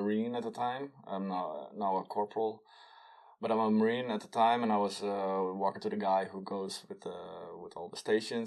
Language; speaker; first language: English; non-native, fluent; Dutch